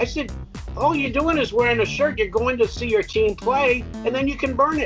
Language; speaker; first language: English; native; English